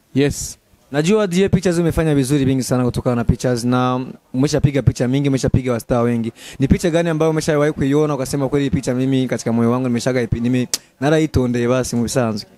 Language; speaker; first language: Swahili; non-native, local second language; Rundi